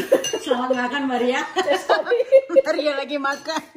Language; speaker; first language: Indonesian; native; Indonesian